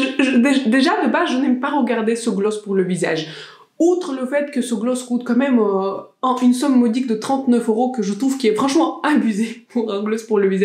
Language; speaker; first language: French; native; French